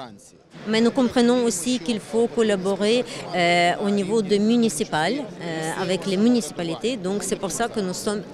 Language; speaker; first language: French; non-native, fluent; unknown